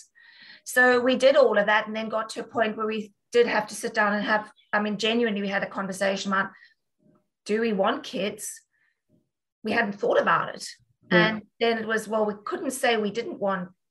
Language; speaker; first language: English; native; English